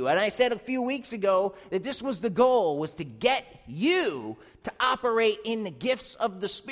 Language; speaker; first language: English; native; English